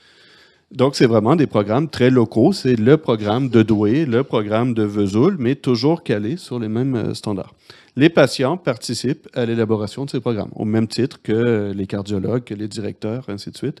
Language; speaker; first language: French; native; French